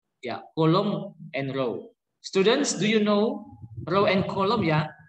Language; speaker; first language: English; non-native, learner; Indonesian